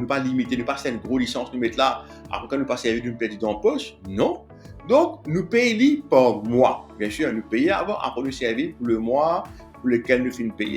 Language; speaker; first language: French; non-native, local second language; Morisyen